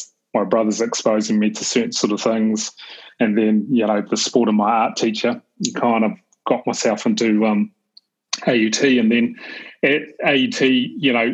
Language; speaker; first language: English; native; English